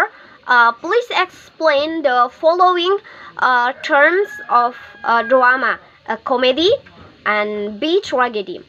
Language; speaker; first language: English; non-native, learner; Indonesian